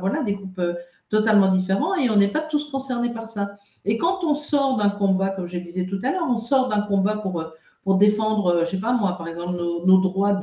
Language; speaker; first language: French; native; French